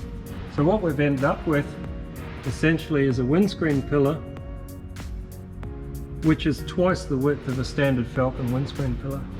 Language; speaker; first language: English; native; English